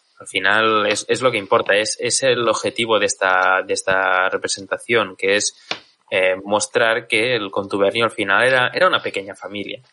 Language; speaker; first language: Spanish; native; Spanish